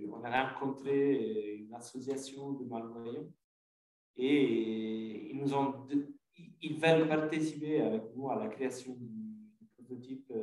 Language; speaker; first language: French; non-native, fluent; Italian